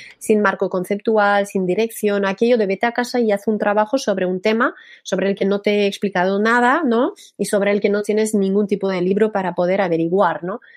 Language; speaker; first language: Spanish; non-native, fluent; French